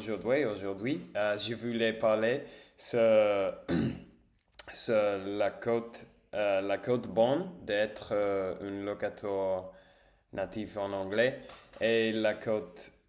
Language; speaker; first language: French; non-native, learner; English